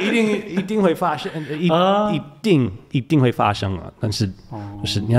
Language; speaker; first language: Chinese; non-native, fluent; English